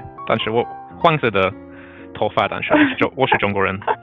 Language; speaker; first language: Chinese; non-native, learner; English